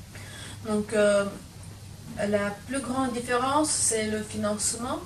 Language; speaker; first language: French; non-native, fluent; Lithuanian